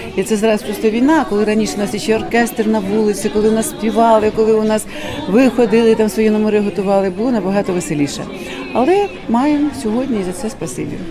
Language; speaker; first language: Ukrainian; native; Ukrainian